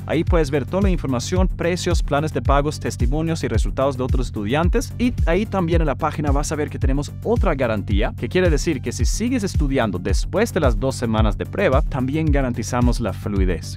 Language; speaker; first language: Spanish; native; Spanish